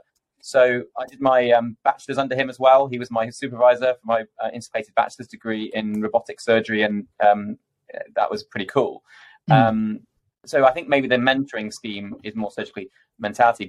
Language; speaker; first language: English; native; English